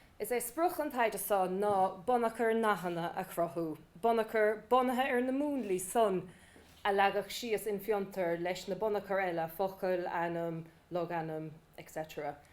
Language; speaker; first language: Irish; native; Irish